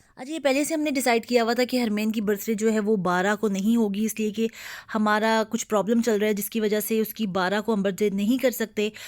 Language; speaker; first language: Urdu; native; Urdu